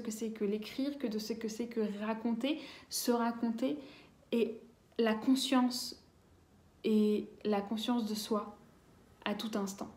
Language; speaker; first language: French; native; French